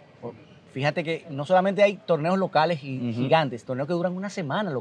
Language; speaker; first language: Spanish; native; Spanish